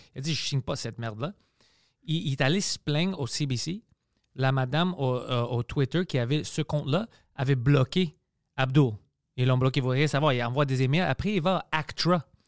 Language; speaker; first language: French; early bilingual, other home language; Greek